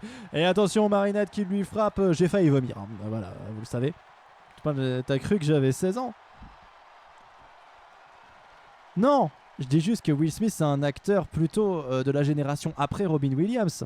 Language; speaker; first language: French; native; French